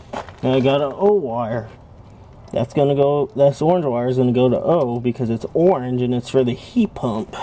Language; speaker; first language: English; native; English